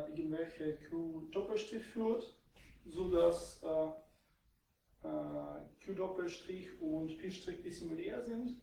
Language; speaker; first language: German; non-native, fluent; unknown